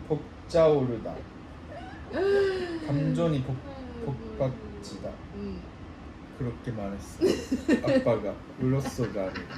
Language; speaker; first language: Korean; non-native, learner; Japanese